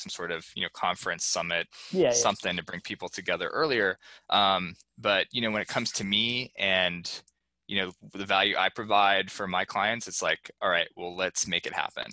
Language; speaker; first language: English; native; English